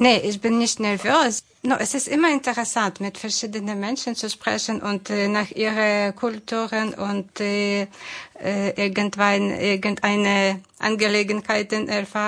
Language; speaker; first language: German; non-native, fluent; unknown